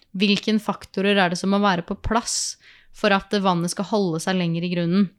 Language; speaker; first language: Norwegian; native; Norwegian